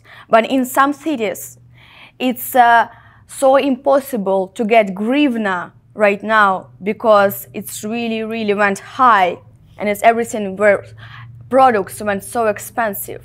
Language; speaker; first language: English; non-native, fluent; Ukrainian